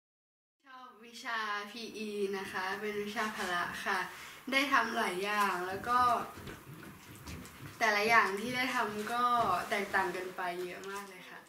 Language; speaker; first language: Thai; native; Thai